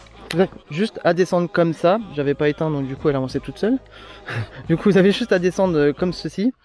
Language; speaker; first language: French; native; French